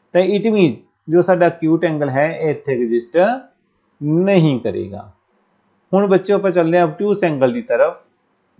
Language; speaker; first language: Hindi; non-native, local second language; Punjabi